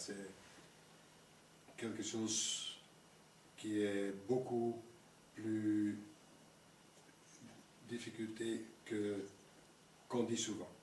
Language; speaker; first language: French; non-native, local second language; Dutch